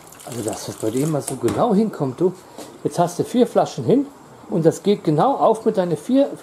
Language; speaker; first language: German; native; German